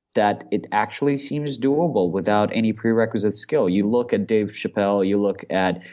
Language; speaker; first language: English; non-native, fluent; Russian